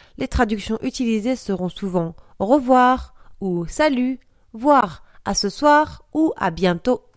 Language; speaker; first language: French; native; French